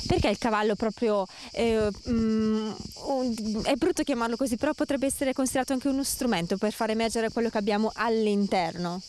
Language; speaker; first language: Italian; native; Italian